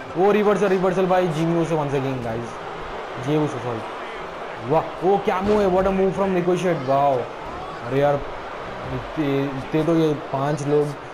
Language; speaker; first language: Hindi; native; Hindi